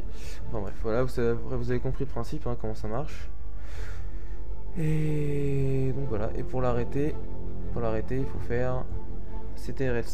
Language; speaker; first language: French; native; French